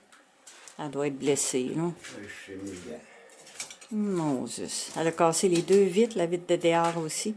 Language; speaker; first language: French; native; French